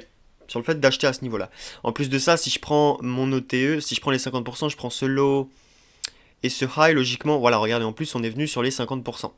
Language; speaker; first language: French; native; French